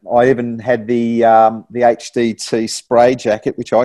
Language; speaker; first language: English; native; English